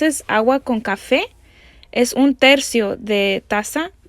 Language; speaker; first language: Spanish; native; Spanish